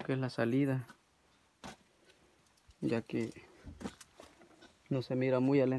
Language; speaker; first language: Spanish; native; Spanish